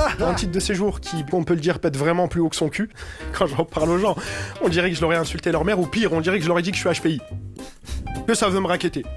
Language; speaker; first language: French; non-native, local second language; Arabic